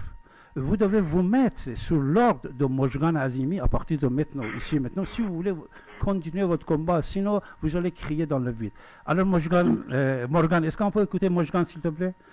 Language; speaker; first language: French; non-native, fluent; Persian